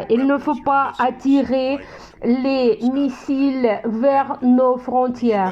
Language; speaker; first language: French; non-native, fluent; Russian